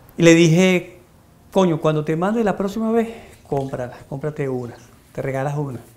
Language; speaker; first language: Spanish; native; Spanish